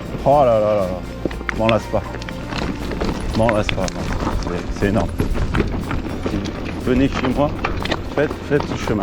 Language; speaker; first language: French; native; French